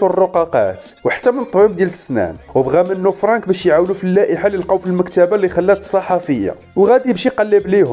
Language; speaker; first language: Arabic; native; Arabic